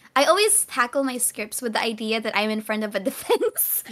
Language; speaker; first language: English; native; English